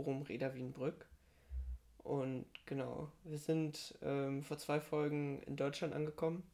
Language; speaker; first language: German; native; German